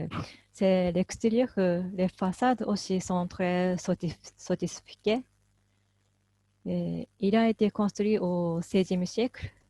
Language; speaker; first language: French; non-native, fluent; Japanese